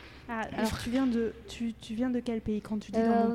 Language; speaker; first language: French; native; French